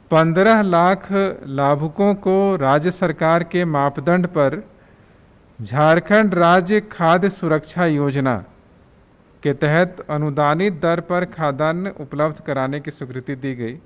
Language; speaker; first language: Hindi; native; Hindi